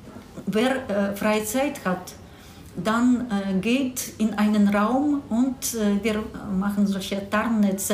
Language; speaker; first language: German; non-native, fluent; Russian